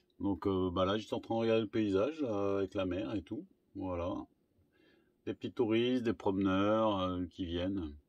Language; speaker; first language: French; native; French